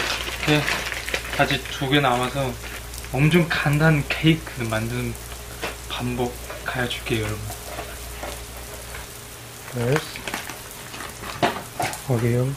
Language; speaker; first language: Korean; non-native, learner; Chinese